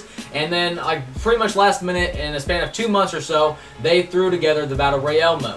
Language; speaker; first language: English; native; English